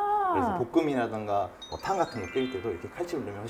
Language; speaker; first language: Korean; native; Korean